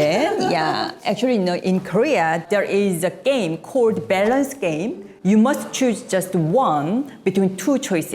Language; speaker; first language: English; non-native, learner; Korean